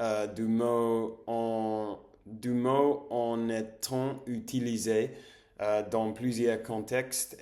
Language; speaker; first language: French; non-native, learner; English